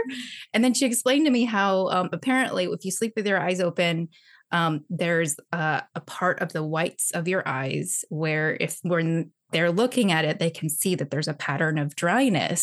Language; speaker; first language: English; early bilingual, other home language; Chinese